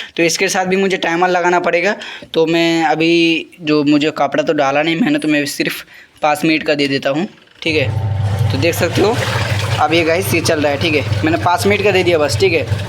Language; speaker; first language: Hindi; non-native, local second language; Bangla